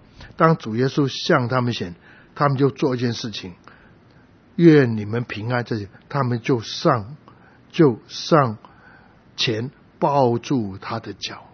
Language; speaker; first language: Chinese; native; Chinese